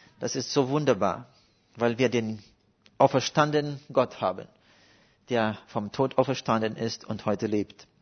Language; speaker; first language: German; non-native, fluent; Russian